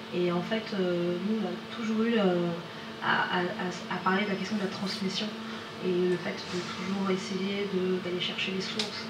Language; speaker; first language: French; native; French